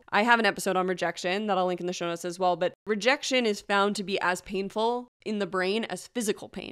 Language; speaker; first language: English; native; English